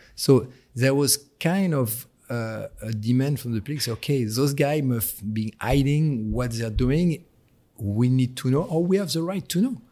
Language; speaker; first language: English; non-native, fluent; French